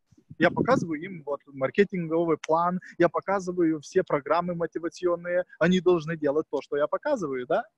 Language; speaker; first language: Russian; non-native, fluent; Lithuanian